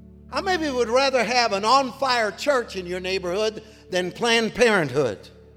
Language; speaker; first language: English; early bilingual, other home language; Spanish